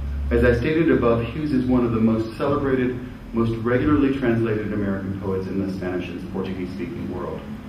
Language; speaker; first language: English; native; English